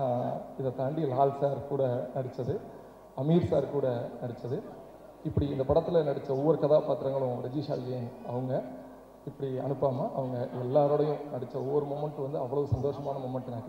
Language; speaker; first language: Tamil; native; Tamil